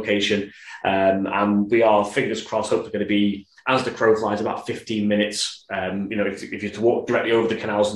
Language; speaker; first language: English; native; English